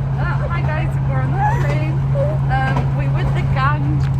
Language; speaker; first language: English; native; English